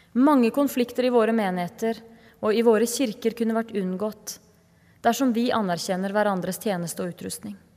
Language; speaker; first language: Norwegian; native; Norwegian